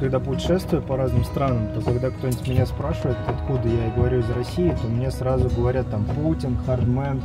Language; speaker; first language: Russian; native; Russian